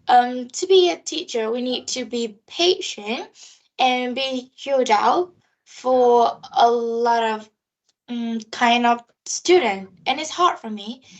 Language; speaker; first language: English; non-native, learner; Vietnamese